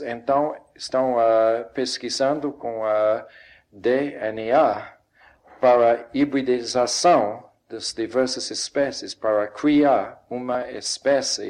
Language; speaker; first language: Portuguese; non-native, fluent; English